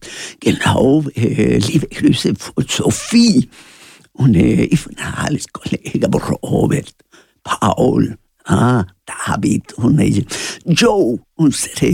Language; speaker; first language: German; non-native, learner; Spanish